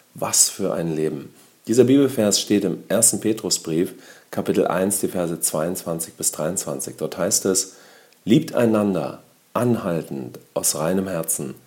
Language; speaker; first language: German; native; German